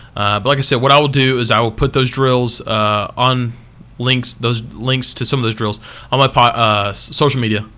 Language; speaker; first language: English; native; English